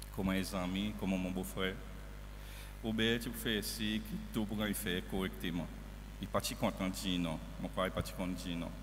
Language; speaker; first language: French; non-native, local second language; Seselwa Creole French